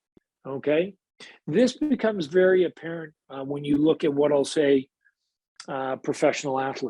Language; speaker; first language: English; native; English